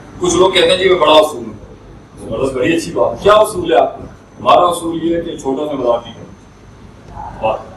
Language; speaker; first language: Urdu; non-native, local second language; Punjabi